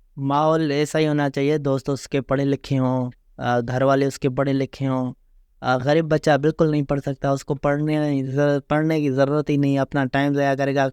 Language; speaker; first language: Urdu; non-native, local second language; Sindhi